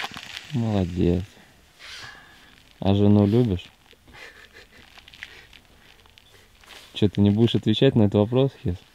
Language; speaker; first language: Russian; native; Russian